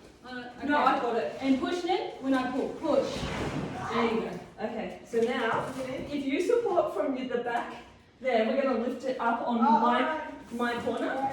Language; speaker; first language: English; native; English